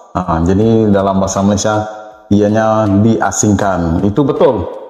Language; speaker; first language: Malay; native; Malay